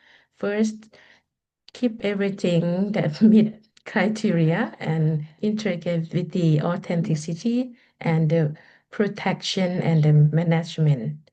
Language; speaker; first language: English; non-native, learner; Lao